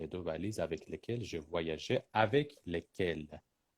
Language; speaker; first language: French; non-native, fluent; Persian